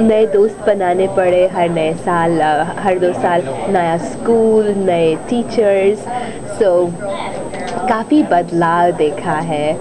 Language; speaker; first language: Hindi; native; Hindi